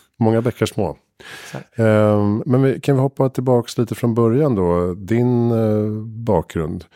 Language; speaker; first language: Swedish; native; Swedish